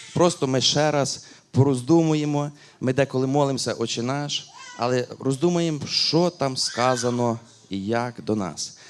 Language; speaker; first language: Ukrainian; native; Ukrainian